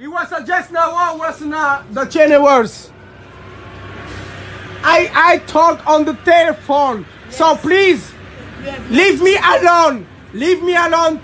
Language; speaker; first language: English; non-native, learner; French